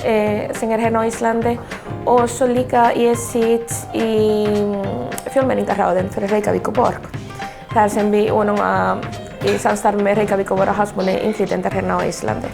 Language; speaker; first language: Icelandic; non-native, learner; Spanish